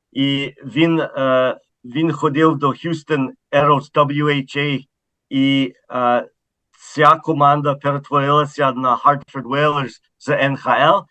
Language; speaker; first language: Ukrainian; early bilingual, heritage; Ukrainian